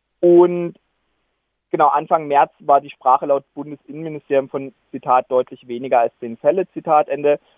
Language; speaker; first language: German; native; German